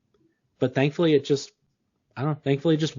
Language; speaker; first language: English; native; English